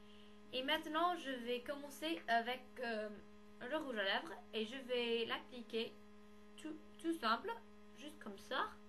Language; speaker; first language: French; non-native, learner; English